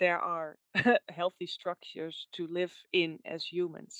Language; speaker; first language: English; non-native, fluent; Dutch